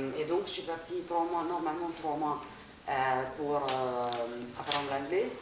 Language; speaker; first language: French; non-native, fluent; Italian